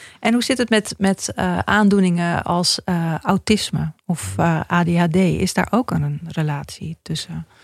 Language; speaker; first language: Dutch; native; Dutch